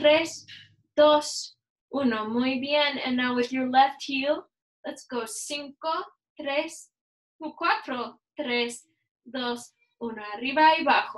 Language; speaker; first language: Spanish; non-native, learner; English